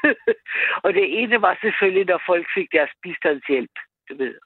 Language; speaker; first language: Danish; non-native, fluent; German